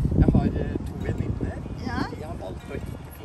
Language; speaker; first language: Norwegian; native; Norwegian